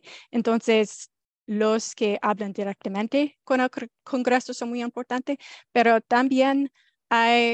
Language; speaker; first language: Spanish; non-native, fluent; English